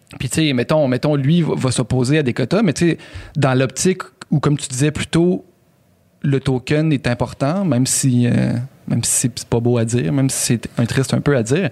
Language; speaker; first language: French; native; French